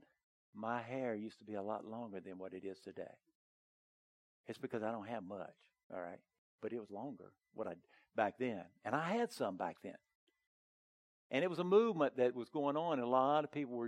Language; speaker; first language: English; native; English